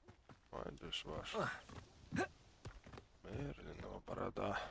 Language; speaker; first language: Russian; native; Russian